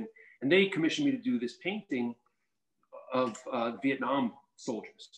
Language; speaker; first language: English; native; English